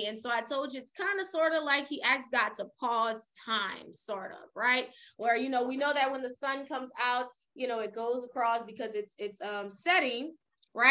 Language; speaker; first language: English; native; English